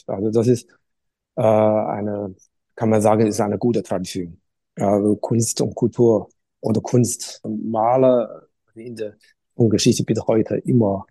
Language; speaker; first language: German; non-native, fluent; Chinese